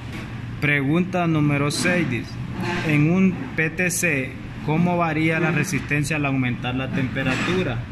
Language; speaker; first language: Spanish; native; Spanish